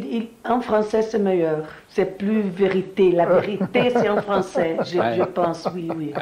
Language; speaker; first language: French; non-native, learner; Portuguese